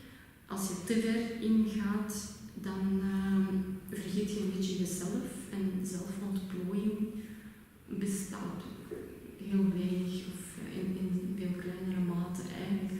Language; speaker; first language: Dutch; non-native, fluent; Russian